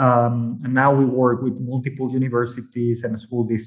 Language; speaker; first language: English; non-native, fluent; Spanish